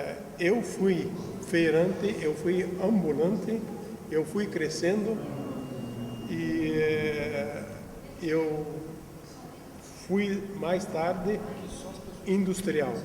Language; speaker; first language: Portuguese; non-native, fluent; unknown